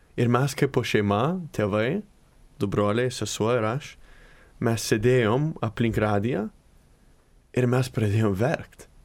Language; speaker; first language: Lithuanian; early bilingual, heritage; Lithuanian